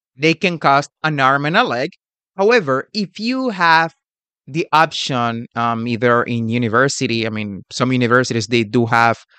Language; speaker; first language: English; non-native, fluent; Spanish